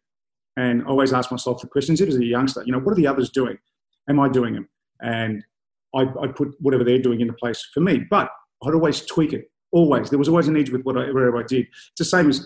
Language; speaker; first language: English; native; English